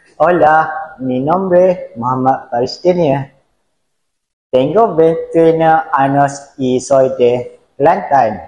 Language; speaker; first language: Spanish; non-native, learner; Malay